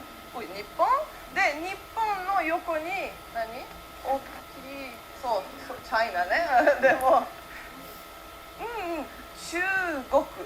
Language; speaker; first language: Japanese; early bilingual, heritage; Japanese